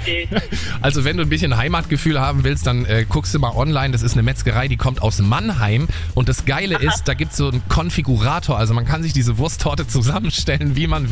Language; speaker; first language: German; native; German